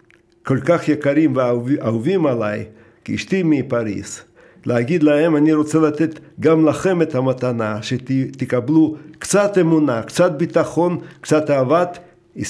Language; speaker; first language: Hebrew; non-native, fluent; Russian